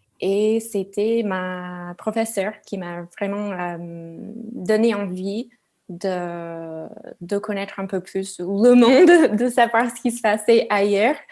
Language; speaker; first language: French; non-native, fluent; English